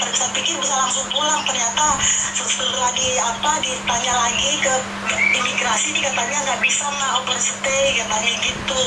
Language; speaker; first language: Indonesian; native; Indonesian